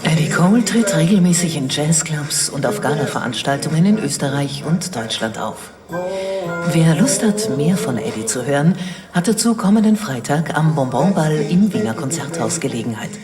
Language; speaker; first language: German; native; German